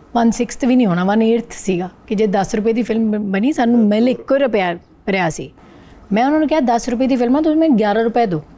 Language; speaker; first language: Punjabi; non-native, local second language; Hindi